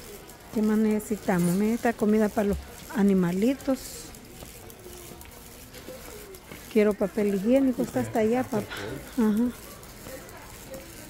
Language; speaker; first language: Spanish; native; Spanish